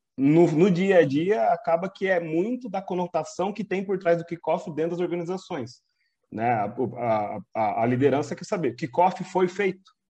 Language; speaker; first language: Portuguese; native; Portuguese